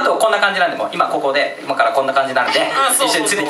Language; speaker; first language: Japanese; native; Japanese